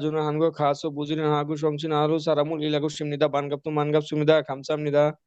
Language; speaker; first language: Korean; non-native, learner; Bangla